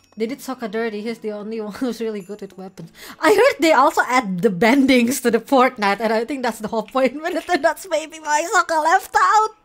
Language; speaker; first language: English; non-native, fluent; Indonesian